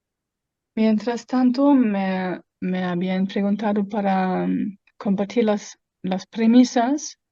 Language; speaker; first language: Spanish; non-native, fluent; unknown